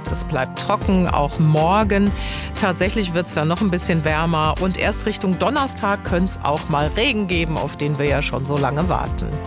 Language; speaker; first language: German; native; German